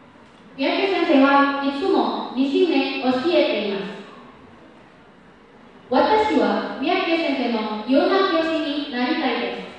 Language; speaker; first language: Japanese; non-native, learner; Indonesian